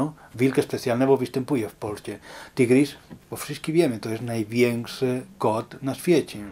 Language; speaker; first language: Polish; non-native, learner; Spanish